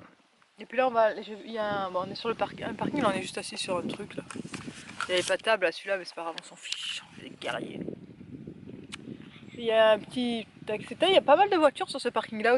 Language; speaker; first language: French; native; French